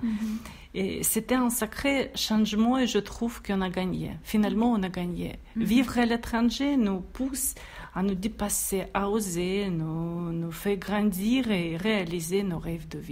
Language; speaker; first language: French; non-native, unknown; Russian